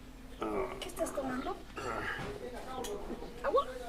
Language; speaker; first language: Spanish; native; Spanish